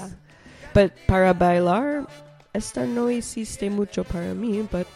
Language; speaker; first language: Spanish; non-native, learner; English